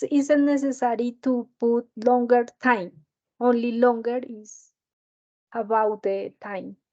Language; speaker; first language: English; non-native, learner; Spanish